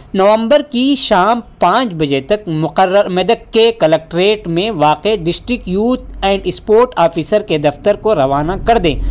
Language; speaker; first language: Urdu; native; Urdu